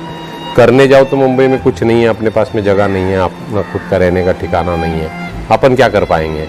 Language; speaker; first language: Hindi; native; Hindi